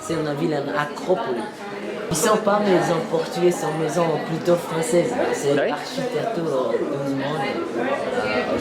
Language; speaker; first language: French; non-native, learner; Portuguese